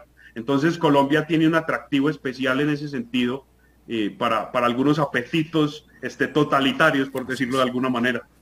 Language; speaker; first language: Spanish; native; Spanish